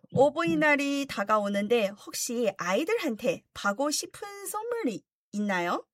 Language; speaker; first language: Korean; non-native, fluent; Chinese